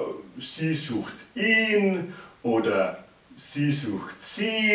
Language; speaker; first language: German; native; German